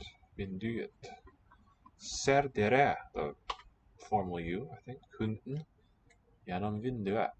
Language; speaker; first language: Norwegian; non-native, learner; English